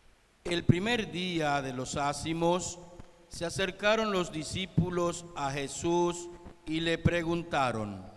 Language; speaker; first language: Spanish; native; Spanish